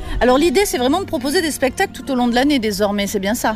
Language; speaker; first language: French; native; French